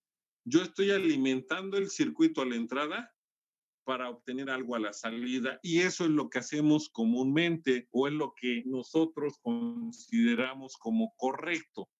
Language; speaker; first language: Spanish; native; Spanish